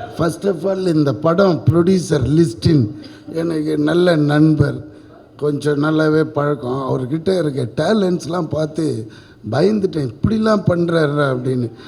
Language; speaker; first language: Tamil; native; Tamil